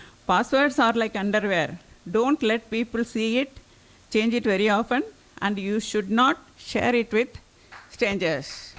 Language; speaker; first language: English; non-native, local second language; Tamil